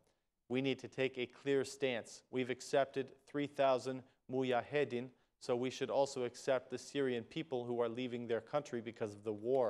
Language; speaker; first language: English; non-native, fluent; Albanian